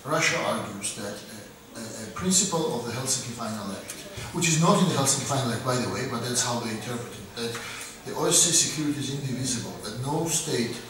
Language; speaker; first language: English; non-native, fluent; Georgian